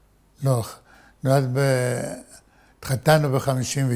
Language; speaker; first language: Hebrew; non-native, fluent; Arabic